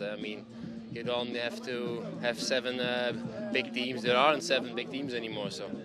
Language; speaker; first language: English; non-native, fluent; Dutch